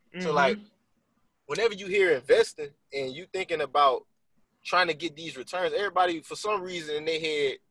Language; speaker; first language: English; native; English